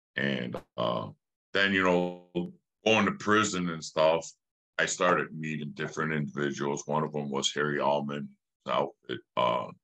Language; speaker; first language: English; native; English